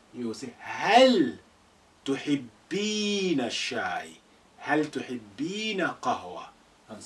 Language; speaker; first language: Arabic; non-native, fluent; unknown